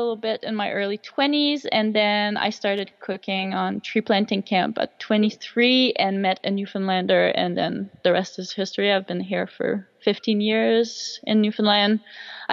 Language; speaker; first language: English; non-native, fluent; French